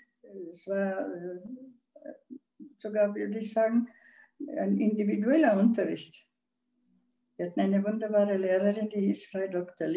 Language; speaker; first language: German; non-native, local second language; Czech